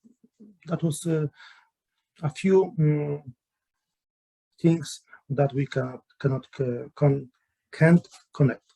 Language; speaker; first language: English; non-native, learner; Polish